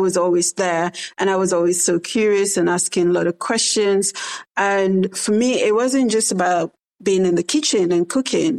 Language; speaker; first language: English; non-native, local second language; Krio